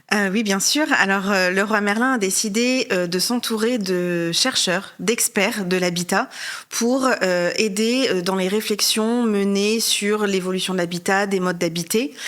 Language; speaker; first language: French; native; French